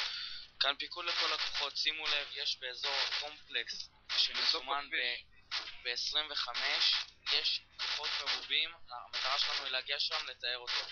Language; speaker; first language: Hebrew; native; Hebrew